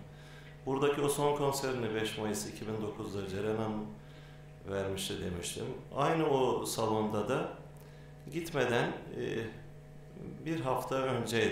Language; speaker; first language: Turkish; native; Turkish